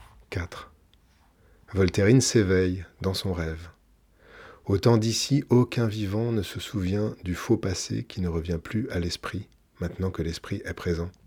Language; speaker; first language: French; native; French